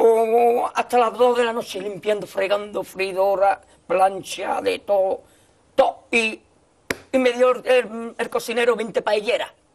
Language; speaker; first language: Spanish; native; Spanish